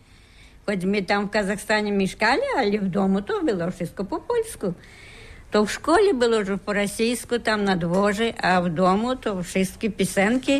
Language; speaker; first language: Polish; early bilingual, heritage; Polish